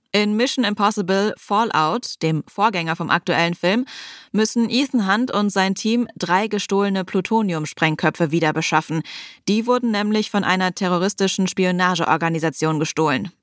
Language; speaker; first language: German; native; German